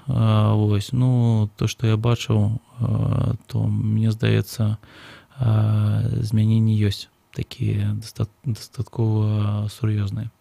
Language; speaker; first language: Belarusian; non-native, local second language; Russian